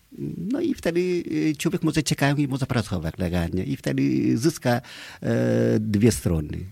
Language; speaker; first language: Polish; non-native, fluent; Vietnamese